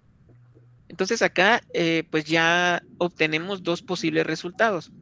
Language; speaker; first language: Spanish; native; Spanish